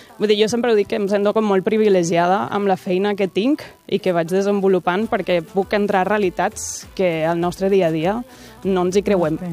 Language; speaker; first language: Catalan; native; Catalan